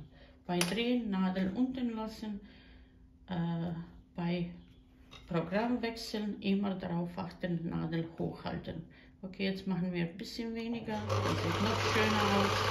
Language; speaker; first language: German; non-native, learner; Croatian